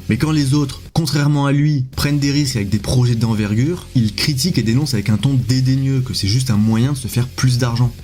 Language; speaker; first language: French; native; French